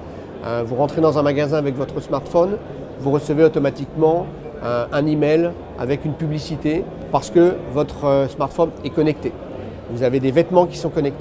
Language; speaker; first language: French; native; French